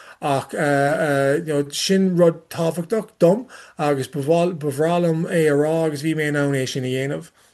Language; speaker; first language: Irish; non-native, learner; English